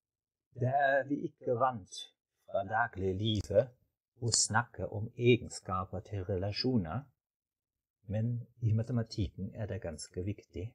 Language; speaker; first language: Norwegian; non-native, fluent; German